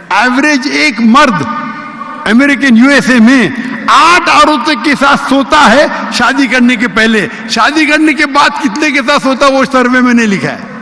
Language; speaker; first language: Urdu; non-native, local second language; Konkani